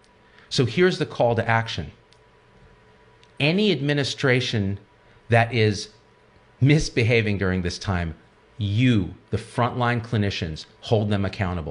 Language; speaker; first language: English; native; English